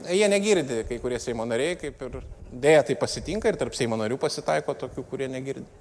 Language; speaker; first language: Lithuanian; native; Lithuanian